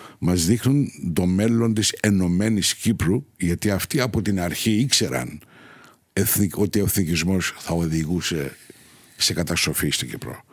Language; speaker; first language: Greek; non-native, local second language; Turkish